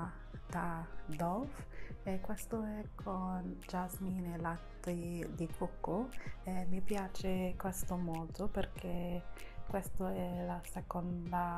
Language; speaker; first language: Italian; non-native, learner; English